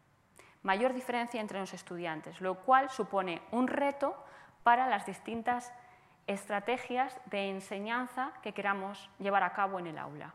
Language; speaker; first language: Spanish; native; Spanish